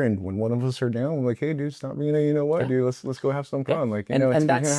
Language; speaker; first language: English; native; English